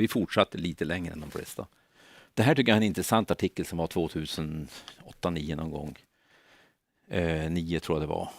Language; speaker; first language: Swedish; native; Swedish